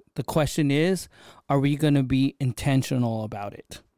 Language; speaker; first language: English; early bilingual, other home language; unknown